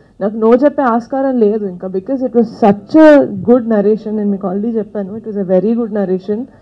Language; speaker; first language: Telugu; native; Telugu